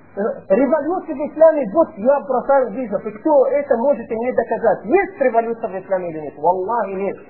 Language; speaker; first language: Russian; non-native, fluent; Arabic